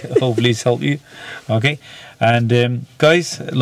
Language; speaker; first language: English; native; English